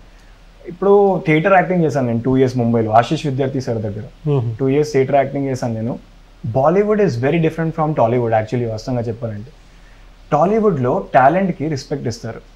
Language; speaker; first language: Telugu; non-native, local second language; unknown